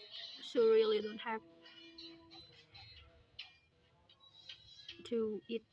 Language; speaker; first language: English; non-native, learner; Indonesian